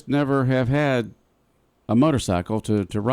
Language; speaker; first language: English; native; English